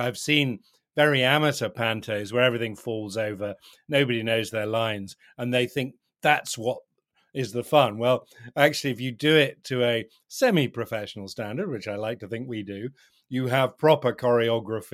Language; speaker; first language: English; native; English